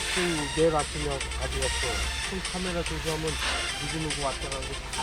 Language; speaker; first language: Korean; native; Korean